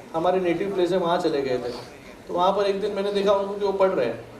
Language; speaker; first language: Hindi; non-native, local second language; Marathi